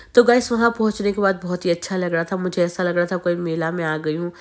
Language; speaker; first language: Hindi; non-native, local second language; Bangla